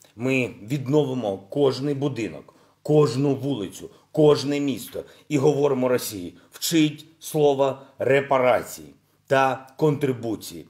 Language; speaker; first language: Ukrainian; non-native, local second language; Russian